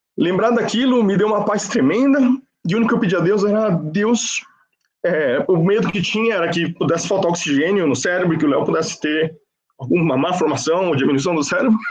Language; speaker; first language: Portuguese; non-native, fluent; Spanish